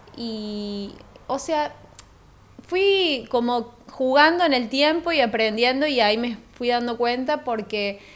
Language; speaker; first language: Spanish; native; Spanish